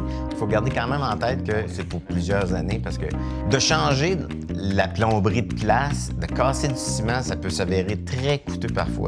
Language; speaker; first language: French; native; French